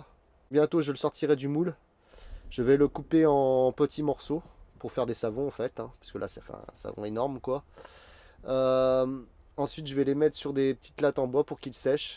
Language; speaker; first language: French; native; French